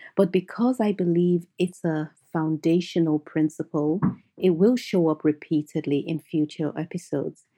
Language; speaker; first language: English; non-native, local second language; Yoruba